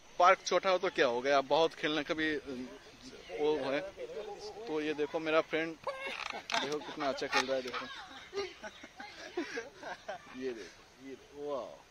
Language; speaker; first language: Hindi; non-native, local second language; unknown